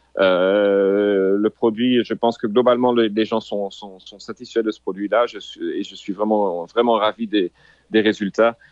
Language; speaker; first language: French; non-native, local second language; Haitian Creole